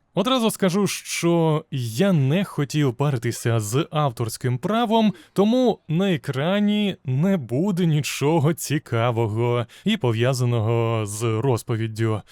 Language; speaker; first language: Ukrainian; non-native, local second language; Russian